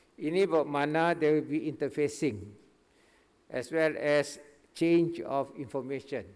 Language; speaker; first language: English; non-native, local second language; Malay